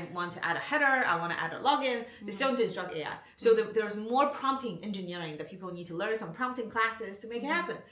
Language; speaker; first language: English; non-native, fluent; Chinese